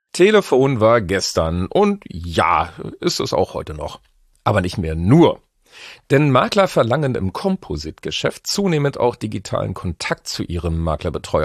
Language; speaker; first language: German; native; German